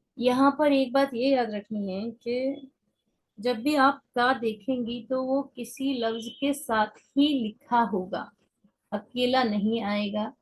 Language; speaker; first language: Urdu; native; Urdu